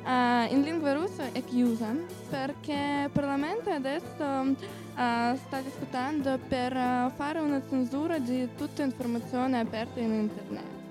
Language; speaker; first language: Italian; non-native, learner; Russian